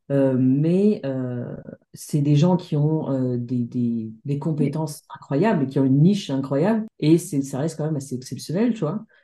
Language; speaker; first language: French; native; French